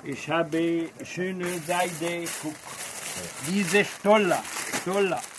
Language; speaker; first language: German; non-native, learner; Arabic